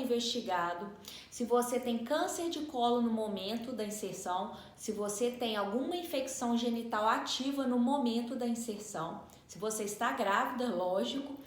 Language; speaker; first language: Portuguese; native; Portuguese